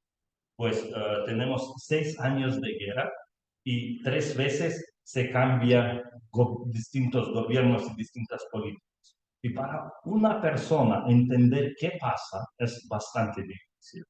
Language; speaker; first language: Spanish; non-native, learner; Lithuanian